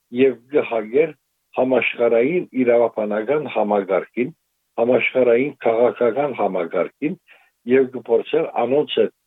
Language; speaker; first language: Armenian; native; Armenian